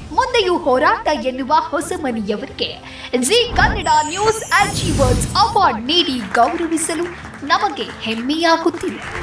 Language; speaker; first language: Kannada; native; Kannada